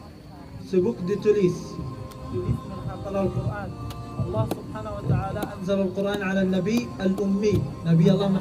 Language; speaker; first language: Indonesian; non-native, learner; Arabic